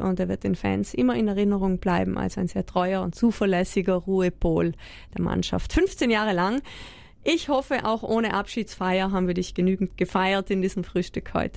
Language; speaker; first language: German; native; German